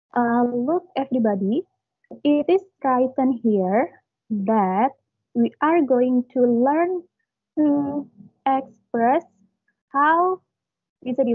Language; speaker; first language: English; non-native, learner; Indonesian